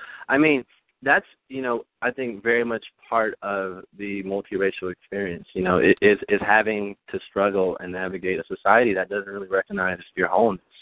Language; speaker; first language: English; early bilingual, other home language; Spanish